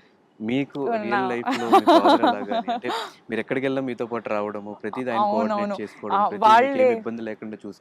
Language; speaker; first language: Telugu; native; Telugu